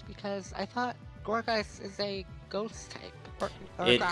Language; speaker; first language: English; native; English